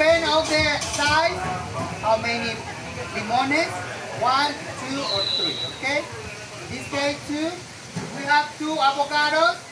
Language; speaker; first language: English; non-native, fluent; Spanish